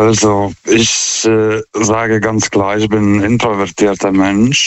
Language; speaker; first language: German; non-native, fluent; Lithuanian